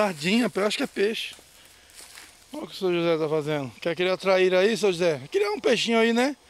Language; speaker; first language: Portuguese; native; Portuguese